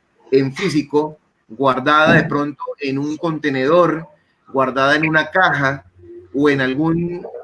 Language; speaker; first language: Spanish; native; Spanish